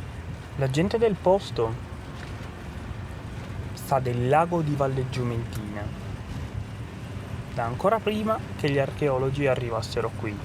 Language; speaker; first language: Italian; native; Italian